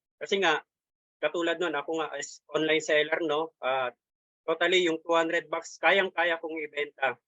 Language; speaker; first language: Filipino; native; Filipino